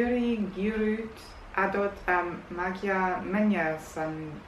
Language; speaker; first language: Hungarian; non-native, learner; English